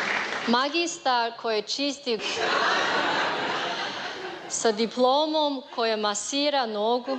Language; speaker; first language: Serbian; non-native, learner; Chinese